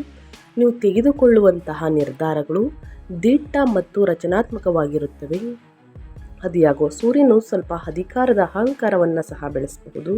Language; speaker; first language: Kannada; native; Kannada